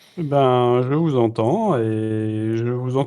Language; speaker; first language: French; native; French